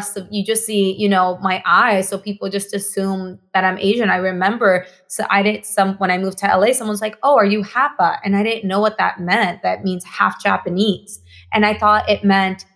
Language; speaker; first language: English; non-native, fluent; Spanish